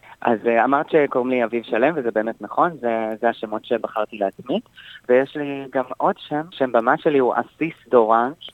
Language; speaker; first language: Hebrew; native; Hebrew